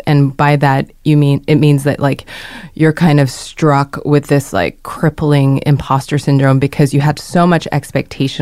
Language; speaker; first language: English; non-native, local second language; Korean